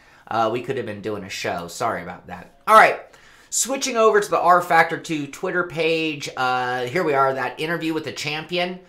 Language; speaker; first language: English; native; English